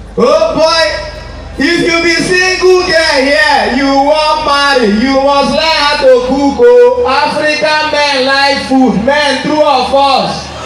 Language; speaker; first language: Nigerian Pidgin; non-native, local second language; Igbo